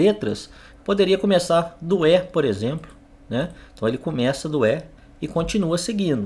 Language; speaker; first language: Portuguese; native; Portuguese